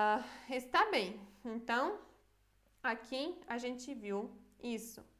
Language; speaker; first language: Portuguese; non-native, fluent; Polish